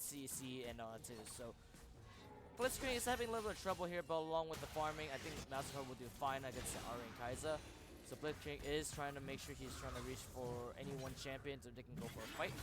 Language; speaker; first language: English; native; English